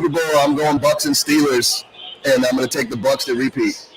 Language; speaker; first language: English; native; English